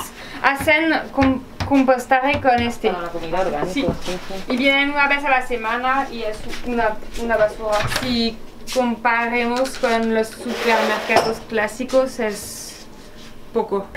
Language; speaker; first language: Spanish; non-native, fluent; French